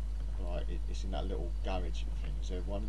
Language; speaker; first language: English; native; English